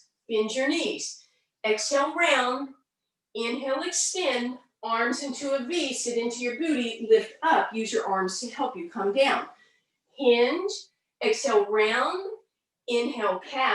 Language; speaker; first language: English; native; English